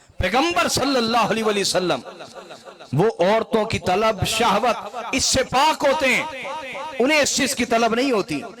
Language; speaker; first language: Urdu; non-native, local second language; Punjabi